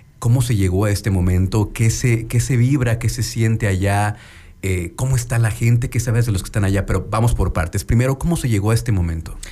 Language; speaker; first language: Spanish; native; Spanish